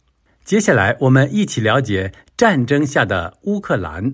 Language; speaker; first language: Chinese; native; Chinese